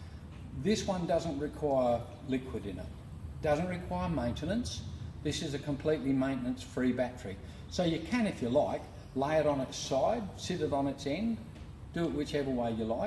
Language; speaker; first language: English; native; English